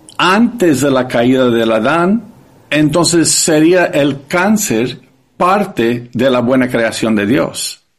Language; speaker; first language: Spanish; non-native, fluent; English